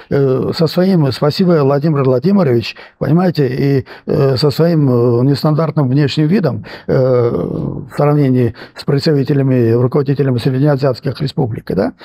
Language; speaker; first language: Russian; non-native, local second language; Armenian